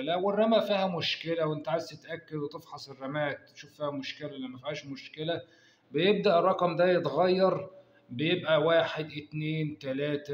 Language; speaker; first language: Arabic; native; Arabic